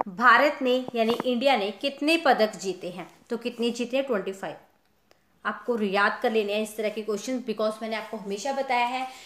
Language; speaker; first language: Hindi; non-native, local second language; Punjabi